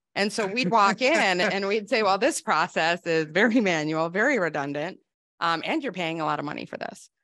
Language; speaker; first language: English; native; English